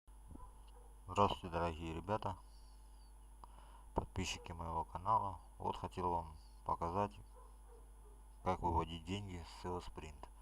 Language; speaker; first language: Russian; native; Russian